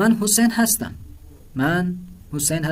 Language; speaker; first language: Persian; non-native, fluent; Urdu